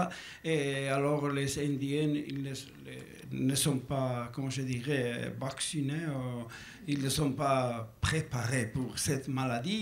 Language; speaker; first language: French; non-native, learner; Basque